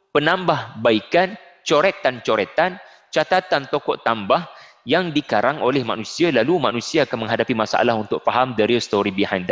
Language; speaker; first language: Malay; native; Malay